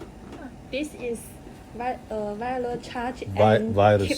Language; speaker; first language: English; non-native, learner; Chinese